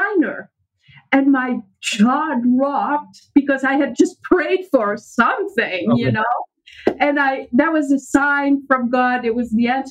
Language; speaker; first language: English; non-native, fluent; French